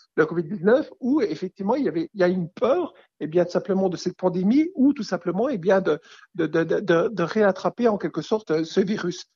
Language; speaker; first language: French; native; French